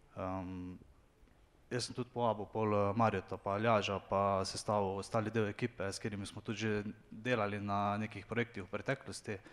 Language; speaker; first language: Slovenian; native; Slovenian